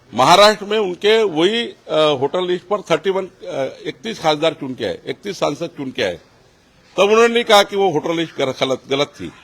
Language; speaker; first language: Hindi; non-native, local second language; Marathi